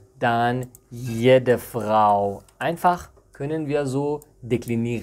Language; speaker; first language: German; non-native, fluent; Persian